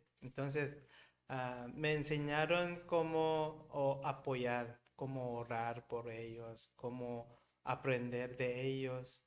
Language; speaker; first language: Spanish; non-native, learner; Korean